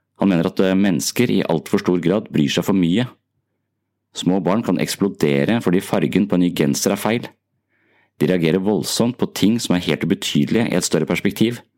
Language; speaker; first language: Norwegian; native; Norwegian